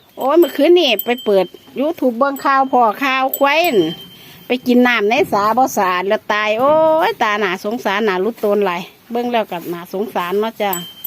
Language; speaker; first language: Thai; native; Thai